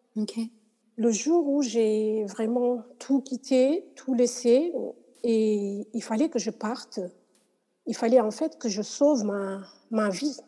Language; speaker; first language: French; non-native, local second language; Wolof